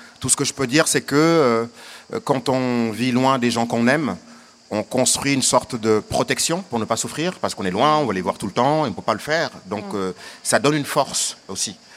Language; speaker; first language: French; non-native, local second language; Wolof